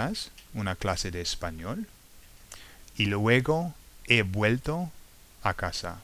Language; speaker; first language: Spanish; non-native, learner; English